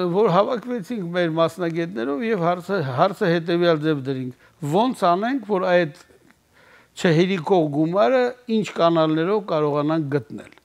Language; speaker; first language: Armenian; native; Armenian